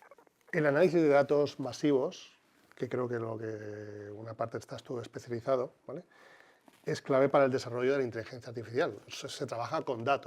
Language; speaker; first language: Spanish; native; Spanish